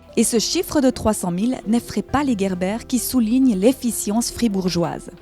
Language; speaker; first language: French; native; French